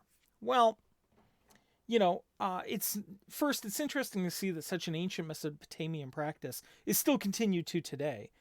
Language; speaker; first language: English; native; English